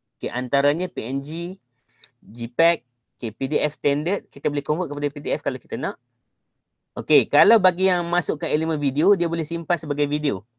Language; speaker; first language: Malay; native; Malay